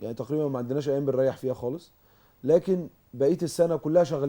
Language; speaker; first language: Arabic; native; Arabic